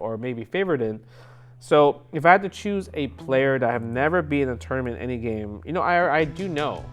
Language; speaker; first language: English; native; English